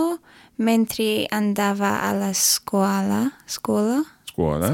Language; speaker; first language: Italian; non-native, learner; English